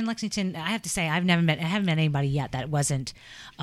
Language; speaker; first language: English; native; English